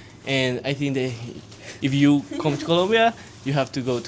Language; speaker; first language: English; non-native, fluent; Spanish